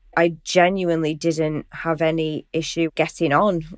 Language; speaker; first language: English; native; English